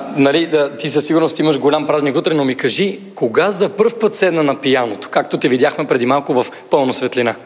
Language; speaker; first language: Bulgarian; native; Bulgarian